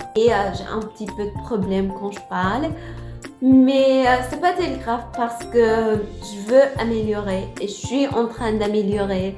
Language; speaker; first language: French; non-native, learner; Persian